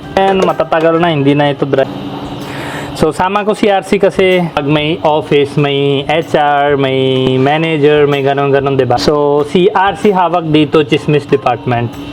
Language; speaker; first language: Filipino; non-native, learner; Hindi